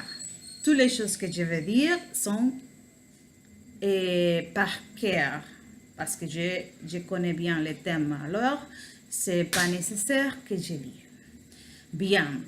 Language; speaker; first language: French; non-native, learner; Spanish